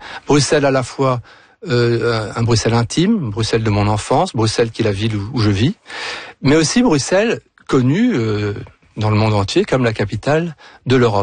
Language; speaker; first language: French; native; French